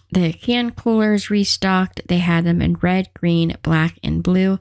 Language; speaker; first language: English; native; English